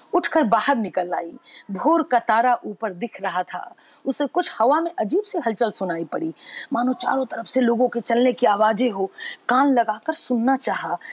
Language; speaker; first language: Hindi; native; Hindi